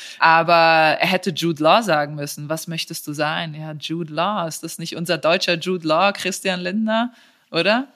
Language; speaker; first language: German; early bilingual, other home language; Serbian